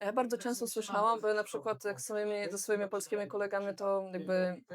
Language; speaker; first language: Polish; non-native, fluent; Belarusian